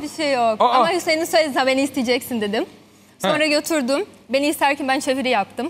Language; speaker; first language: Turkish; non-native, fluent; Portuguese